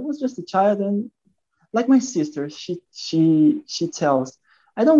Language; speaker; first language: English; non-native, fluent; Portuguese